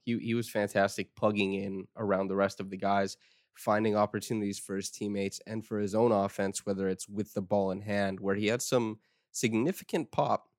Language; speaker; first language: English; native; English